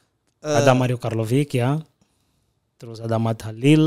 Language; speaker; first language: Indonesian; non-native, fluent; Portuguese